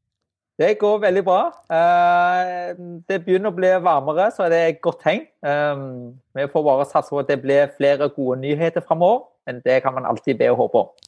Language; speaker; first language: Norwegian; non-native, fluent; Vietnamese